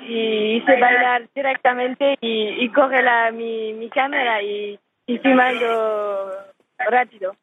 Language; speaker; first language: Spanish; non-native, learner; French